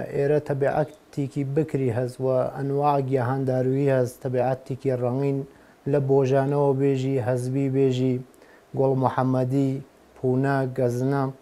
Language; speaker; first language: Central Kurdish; non-native, local second language; Gurani